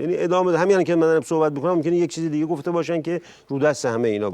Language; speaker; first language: Persian; native; Persian